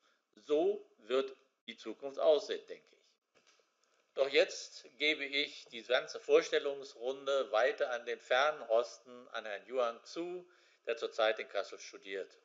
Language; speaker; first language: German; native; German